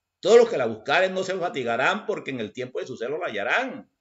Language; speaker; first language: Spanish; native; Spanish